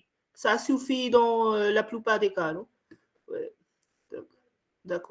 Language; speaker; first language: French; non-native, fluent; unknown